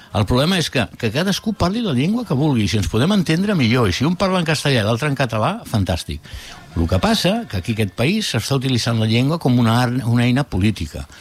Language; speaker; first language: Catalan; non-native, local second language; Spanish